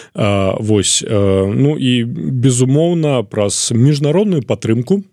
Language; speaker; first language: Belarusian; non-native, local second language; Russian